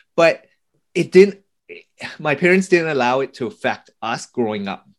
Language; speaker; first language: English; early bilingual, other home language; Vietnamese